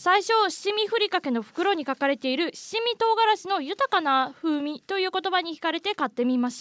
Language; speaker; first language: Japanese; native; Japanese